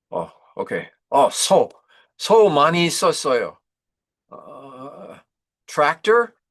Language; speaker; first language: Korean; non-native, learner; English